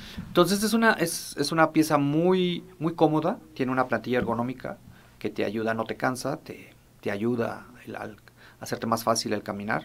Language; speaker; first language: Spanish; native; Spanish